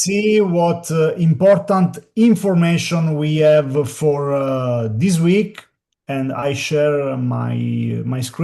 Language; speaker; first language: English; non-native, learner; Italian